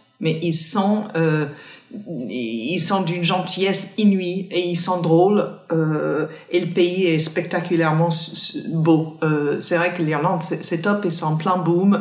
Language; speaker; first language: French; non-native, fluent; English